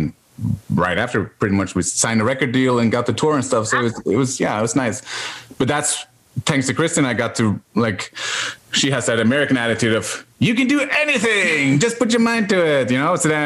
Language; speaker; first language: English; non-native, fluent; Norwegian